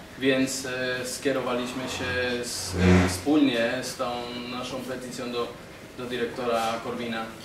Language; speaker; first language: Polish; non-native, fluent; Spanish